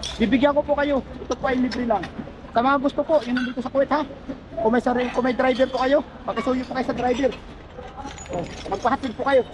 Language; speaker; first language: Filipino; native; Filipino